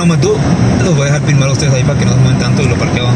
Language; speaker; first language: Spanish; native; Spanish